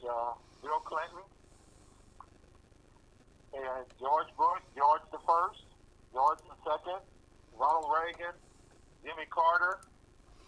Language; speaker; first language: English; native; English